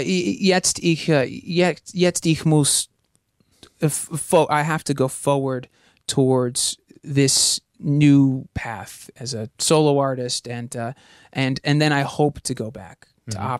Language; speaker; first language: English; early bilingual, other home language; German